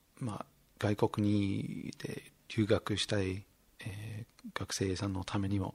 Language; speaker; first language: Japanese; non-native, fluent; English